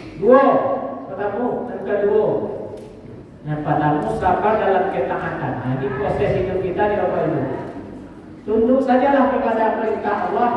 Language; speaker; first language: Indonesian; non-native, local second language; Minangkabau